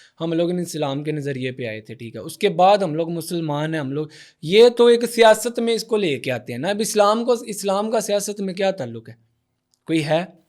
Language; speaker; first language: Urdu; non-native, local second language; Punjabi